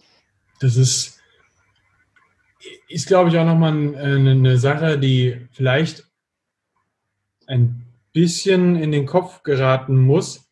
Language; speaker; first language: German; native; German